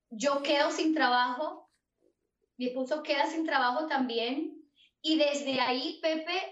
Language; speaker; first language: Spanish; native; Spanish